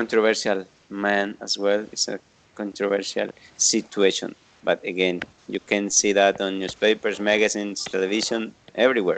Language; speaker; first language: English; non-native, fluent; Spanish